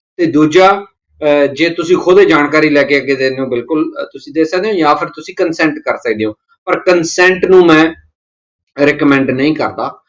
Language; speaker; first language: Punjabi; native; Punjabi